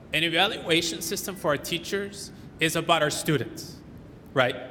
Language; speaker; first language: English; early bilingual, other home language; Spanish